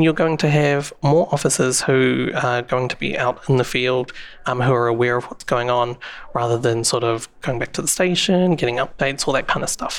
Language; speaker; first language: English; native; English